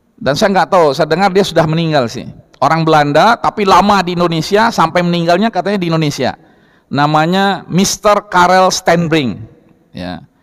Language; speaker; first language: Indonesian; non-native, local second language; Minangkabau